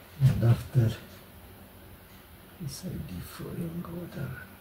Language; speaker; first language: English; non-native, learner; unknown